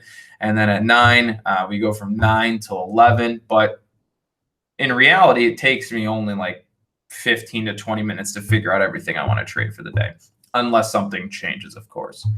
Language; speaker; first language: English; native; English